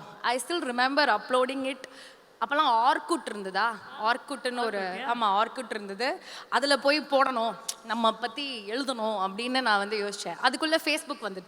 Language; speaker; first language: Tamil; native; Tamil